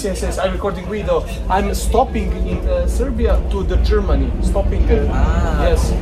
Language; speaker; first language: English; non-native, learner; Serbian